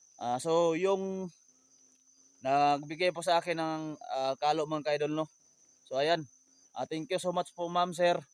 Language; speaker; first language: Filipino; non-native, local second language; Cebuano